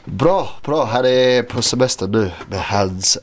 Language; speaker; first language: Swedish; non-native, learner; English